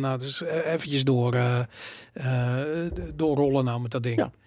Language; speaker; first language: Dutch; native; Dutch